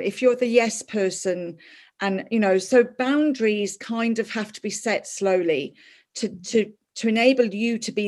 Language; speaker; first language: English; native; English